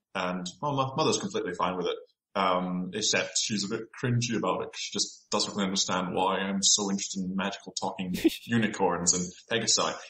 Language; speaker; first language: English; native; English